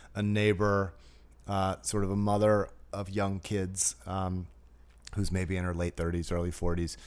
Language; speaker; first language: English; native; English